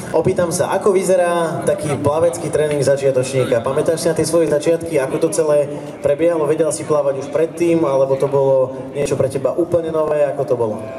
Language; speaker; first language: Slovak; native; Slovak